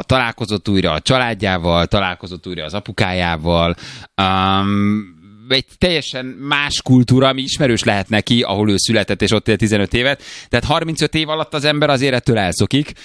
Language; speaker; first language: Hungarian; native; Hungarian